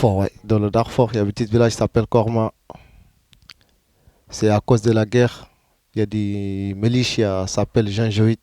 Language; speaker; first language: French; non-native, learner; Arabic